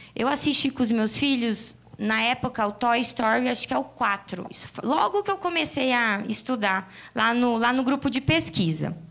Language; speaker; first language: Portuguese; native; Portuguese